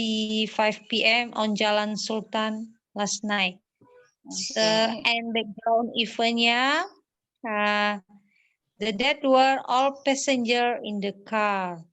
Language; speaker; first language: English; non-native, learner; Indonesian